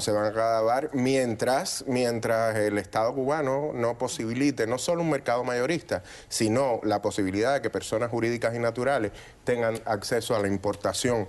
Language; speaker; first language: Spanish; native; Spanish